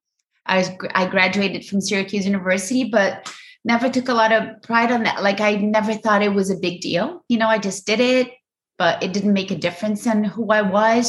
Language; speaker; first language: English; non-native, fluent; Portuguese